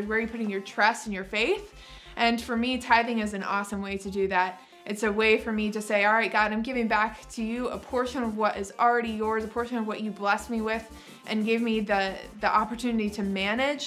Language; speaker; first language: English; native; English